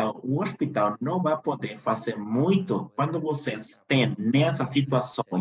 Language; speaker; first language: Portuguese; non-native, fluent; Spanish